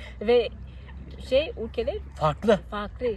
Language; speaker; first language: Turkish; non-native, fluent; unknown